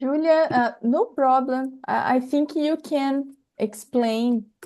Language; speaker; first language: English; non-native, fluent; Portuguese